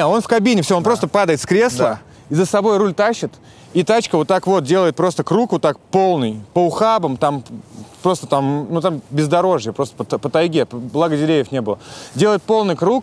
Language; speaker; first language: Russian; native; Russian